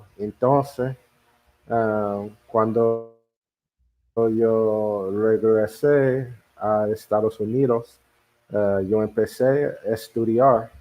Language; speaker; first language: Spanish; non-native, learner; English